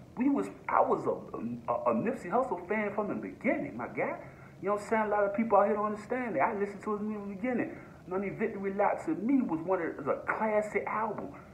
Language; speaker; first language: English; native; English